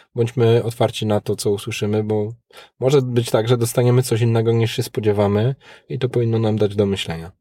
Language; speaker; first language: Polish; native; Polish